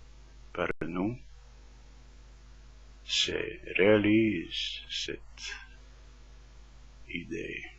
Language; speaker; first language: French; non-native, fluent; Croatian